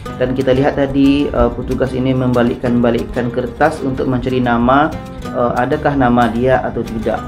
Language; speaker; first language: Malay; native; Malay